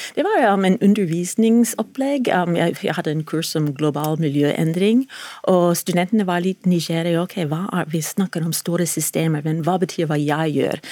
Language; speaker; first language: Norwegian; non-native, fluent; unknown